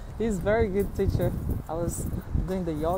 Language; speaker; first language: English; non-native, learner; Portuguese